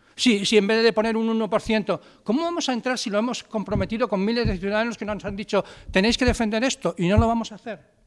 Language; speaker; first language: Spanish; native; Spanish